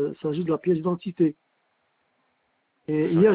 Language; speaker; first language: French; non-native, fluent; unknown